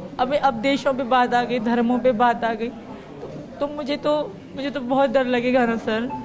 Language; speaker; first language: Urdu; non-native, local second language; Sindhi